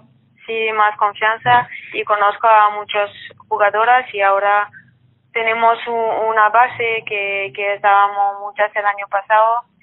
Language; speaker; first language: Spanish; non-native, fluent; French